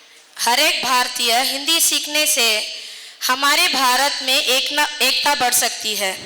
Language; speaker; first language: Hindi; non-native, local second language; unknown